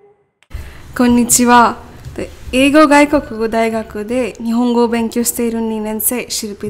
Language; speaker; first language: Japanese; non-native, learner; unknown